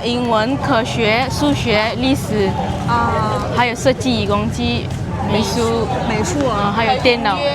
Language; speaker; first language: Chinese; non-native, local second language; Malay